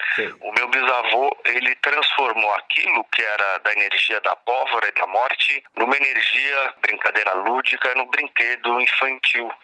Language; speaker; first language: Portuguese; native; Portuguese